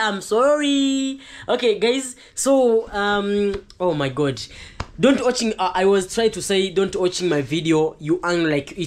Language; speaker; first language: English; non-native, learner; Swahili